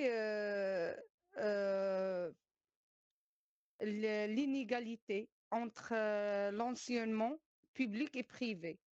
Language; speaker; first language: French; non-native, learner; Arabic